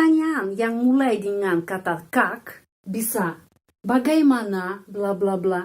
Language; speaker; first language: Indonesian; non-native, fluent; Russian